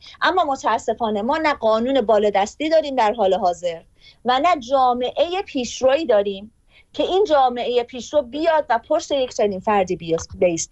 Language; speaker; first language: Persian; native; Persian